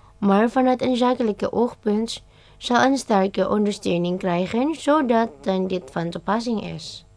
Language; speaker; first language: Dutch; non-native, fluent; Indonesian